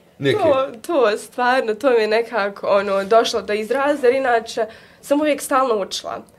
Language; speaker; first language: Bosnian; native; Bosnian